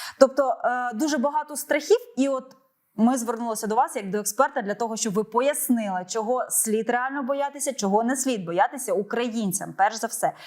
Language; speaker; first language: Ukrainian; native; Ukrainian